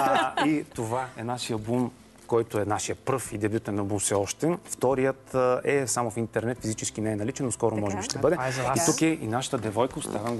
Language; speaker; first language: Bulgarian; native; Bulgarian